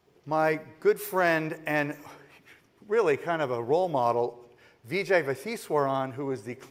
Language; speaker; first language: English; native; English